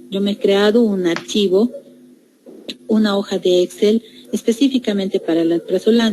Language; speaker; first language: Spanish; native; Spanish